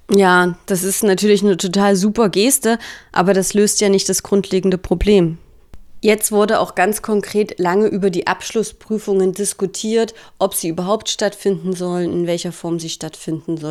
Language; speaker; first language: German; native; German